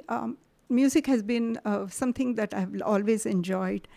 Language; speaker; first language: English; non-native, local second language; Marathi